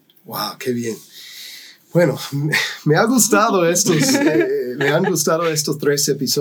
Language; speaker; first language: Spanish; non-native, fluent; English